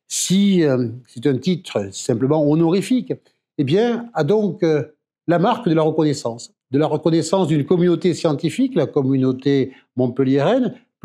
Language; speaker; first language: French; native; French